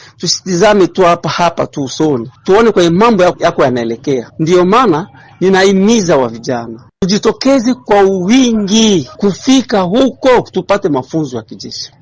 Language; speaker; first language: Swahili; native; Swahili